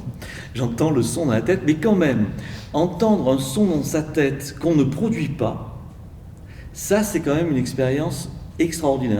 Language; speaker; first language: French; native; French